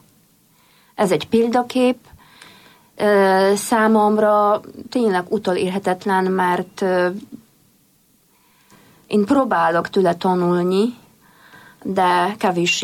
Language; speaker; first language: Hungarian; non-native, fluent; Polish